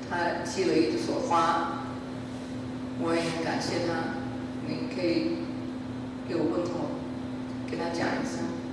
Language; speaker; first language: Chinese; early bilingual, heritage; Chinese